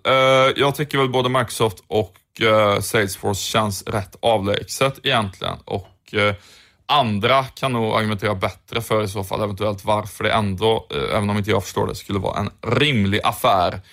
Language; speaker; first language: Swedish; native; Swedish